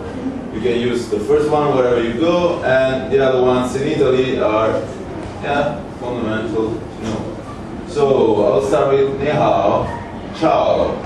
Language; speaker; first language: English; non-native, learner; Italian